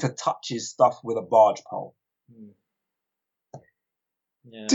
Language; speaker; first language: English; native; English